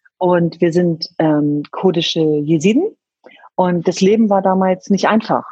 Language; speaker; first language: German; early bilingual, other home language; Kurdish